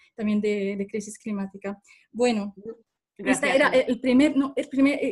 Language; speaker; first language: Spanish; non-native, fluent; Arabic